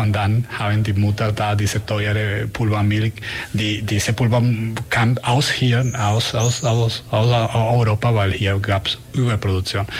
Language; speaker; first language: German; non-native, learner; Spanish